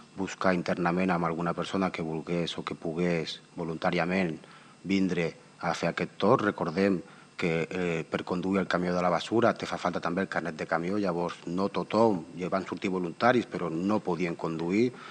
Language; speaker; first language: Catalan; non-native, local second language; Spanish